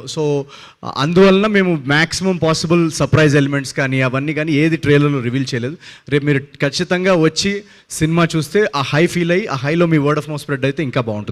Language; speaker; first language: Telugu; native; Telugu